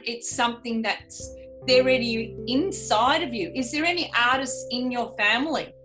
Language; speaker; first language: English; native; English